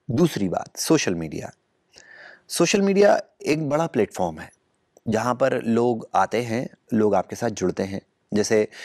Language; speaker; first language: Hindi; native; Hindi